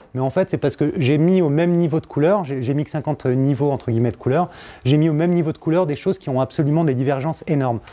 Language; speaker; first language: French; native; French